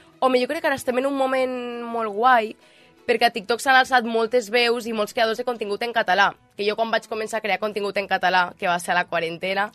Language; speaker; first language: Catalan; native; Catalan